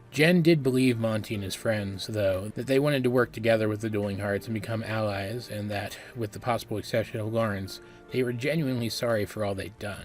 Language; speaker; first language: English; native; English